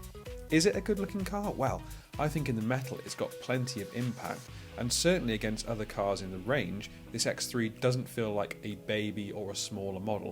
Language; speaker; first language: English; native; English